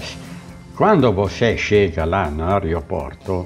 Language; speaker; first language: Portuguese; non-native, learner; Italian